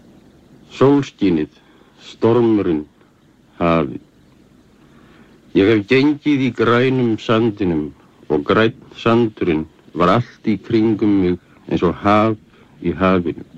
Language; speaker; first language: Icelandic; native; Icelandic